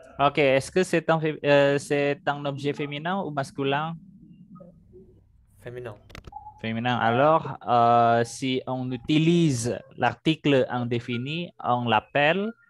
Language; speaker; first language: French; non-native, fluent; Indonesian